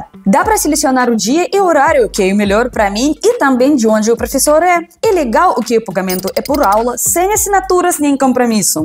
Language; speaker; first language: Portuguese; non-native, fluent; Russian